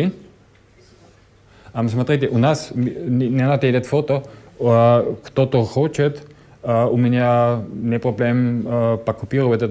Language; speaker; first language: Russian; non-native, learner; German